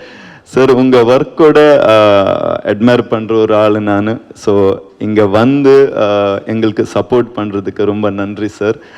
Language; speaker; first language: Tamil; non-native, learner; Kannada